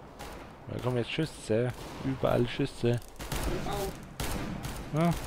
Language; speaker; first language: German; native; German